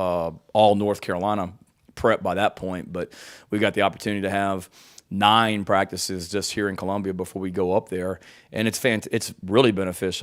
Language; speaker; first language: English; native; English